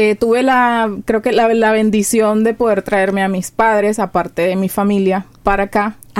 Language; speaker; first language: Spanish; native; Spanish